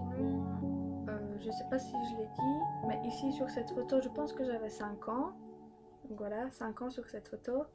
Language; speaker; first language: French; early bilingual, other home language; Polish